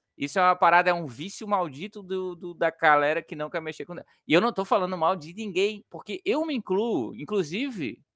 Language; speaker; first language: Portuguese; native; Portuguese